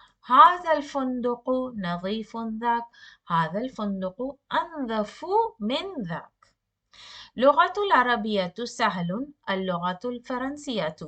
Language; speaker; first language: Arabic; non-native, fluent; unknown